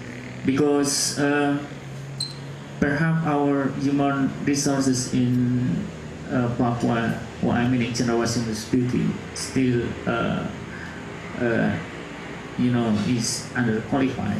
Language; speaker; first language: English; non-native, local second language; Indonesian